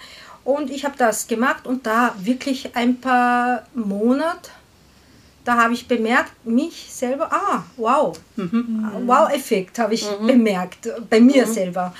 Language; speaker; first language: German; non-native, learner; Korean